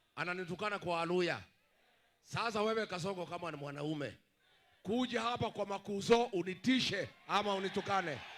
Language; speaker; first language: Swahili; non-native, local second language; Kikuyu